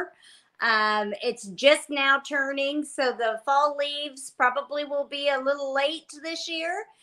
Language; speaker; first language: English; native; English